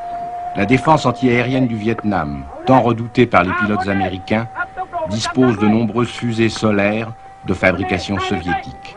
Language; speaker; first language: French; native; French